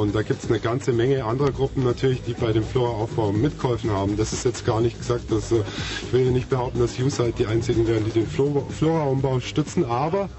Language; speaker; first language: German; native; German